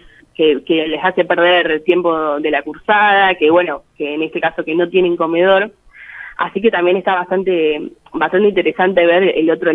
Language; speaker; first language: Spanish; native; Spanish